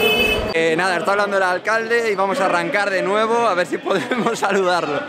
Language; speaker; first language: Spanish; native; Spanish